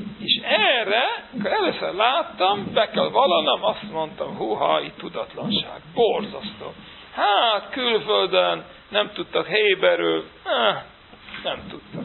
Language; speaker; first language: Hungarian; non-native, fluent; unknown